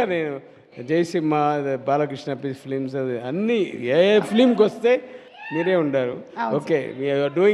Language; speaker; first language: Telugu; non-native, learner; Tamil